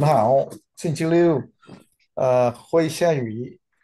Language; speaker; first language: Chinese; non-native, learner; Vietnamese